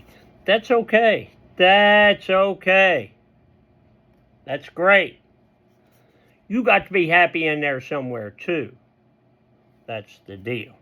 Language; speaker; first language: English; native; English